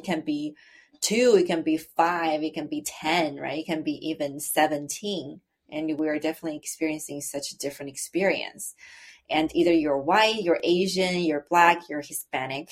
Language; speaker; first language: English; non-native, fluent; Chinese